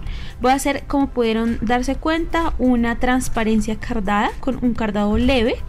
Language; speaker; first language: Spanish; native; Spanish